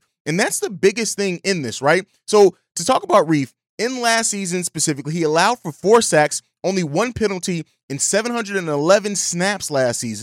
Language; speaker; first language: English; native; English